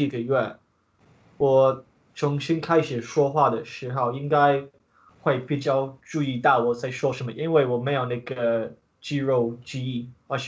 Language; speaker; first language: Chinese; non-native, learner; English